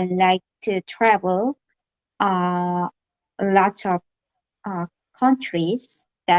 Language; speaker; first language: English; non-native, learner; Korean